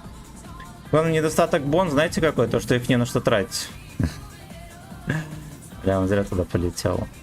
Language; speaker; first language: Russian; native; Russian